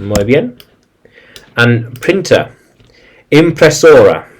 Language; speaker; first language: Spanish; non-native, learner; English